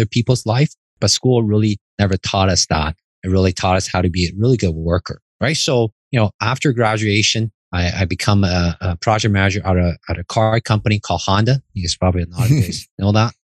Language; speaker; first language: English; non-native, fluent; Chinese